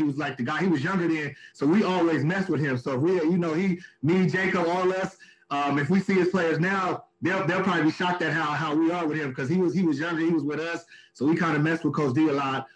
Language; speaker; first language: English; native; English